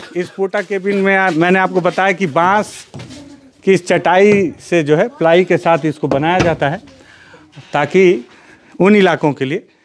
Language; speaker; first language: Hindi; native; Hindi